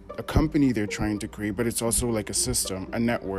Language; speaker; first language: English; non-native, learner; Spanish